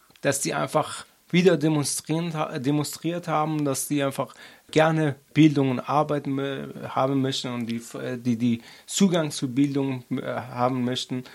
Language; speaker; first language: German; non-native, learner; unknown